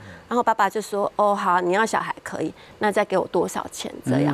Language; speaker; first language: Chinese; native; Chinese